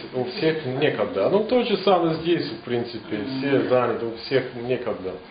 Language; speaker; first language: Russian; non-native, fluent; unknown